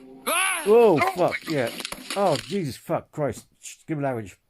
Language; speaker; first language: English; native; English